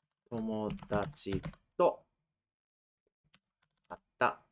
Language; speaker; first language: Japanese; non-native, fluent; English